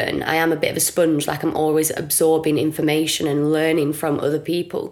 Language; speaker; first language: English; native; English